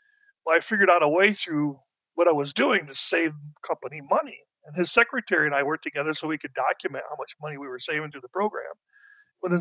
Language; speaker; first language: English; native; English